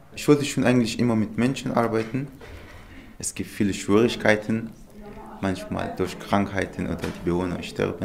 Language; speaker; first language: German; non-native, learner; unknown